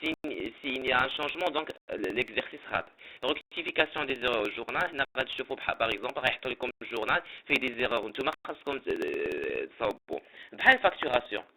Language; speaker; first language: French; non-native, local second language; Arabic